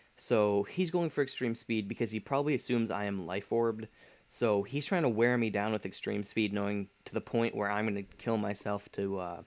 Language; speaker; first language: English; native; English